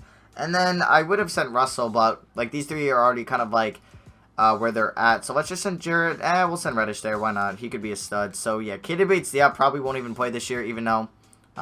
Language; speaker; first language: English; native; English